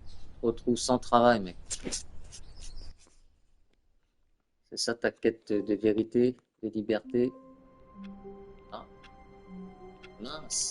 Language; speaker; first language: French; native; French